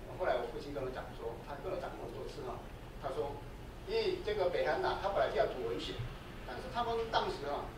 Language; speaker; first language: Chinese; non-native, fluent; Korean